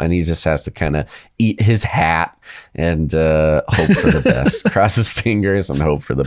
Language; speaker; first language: English; native; English